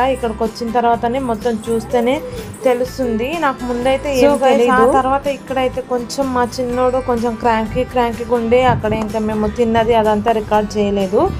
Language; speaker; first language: Telugu; non-native, local second language; Lambadi